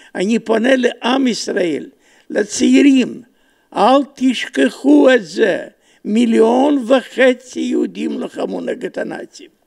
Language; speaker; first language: Hebrew; non-native, fluent; Romanian